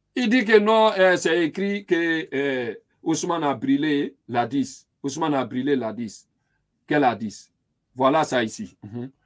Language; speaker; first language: French; non-native, local second language; Lingala